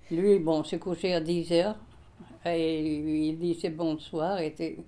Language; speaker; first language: French; non-native, fluent; Swedish